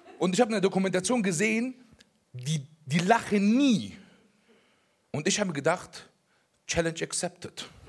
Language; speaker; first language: German; early bilingual, other home language; Persian